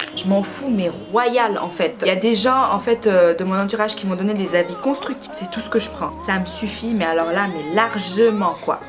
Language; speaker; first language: French; early bilingual, other home language; Wolof